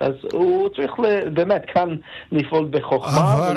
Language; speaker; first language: Hebrew; non-native, fluent; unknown